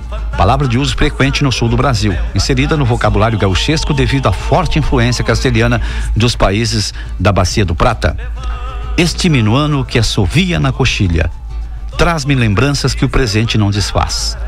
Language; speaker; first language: Portuguese; native; Portuguese